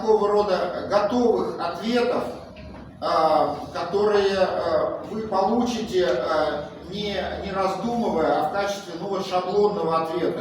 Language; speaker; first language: Russian; native; Russian